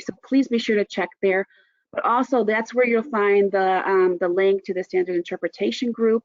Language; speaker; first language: English; native; English